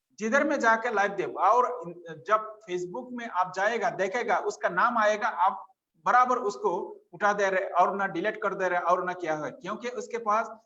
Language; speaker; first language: Hindi; non-native, fluent; Bangla